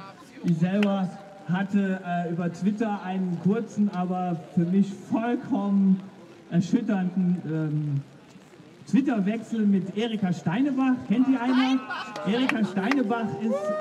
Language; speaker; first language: German; native; German